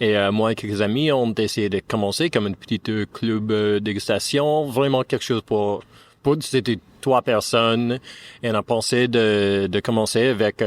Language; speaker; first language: French; non-native, fluent; English